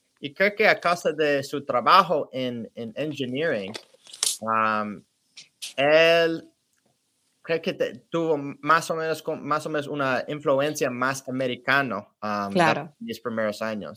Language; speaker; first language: Spanish; early bilingual, heritage; English